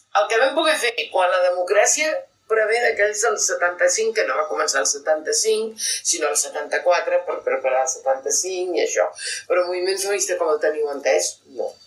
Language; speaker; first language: Catalan; native; Catalan